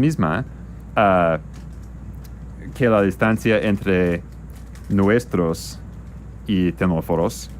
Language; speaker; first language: Spanish; non-native, learner; English